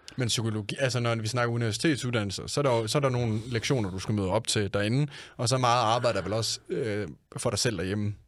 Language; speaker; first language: Danish; native; Danish